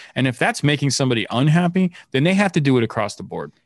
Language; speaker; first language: English; native; English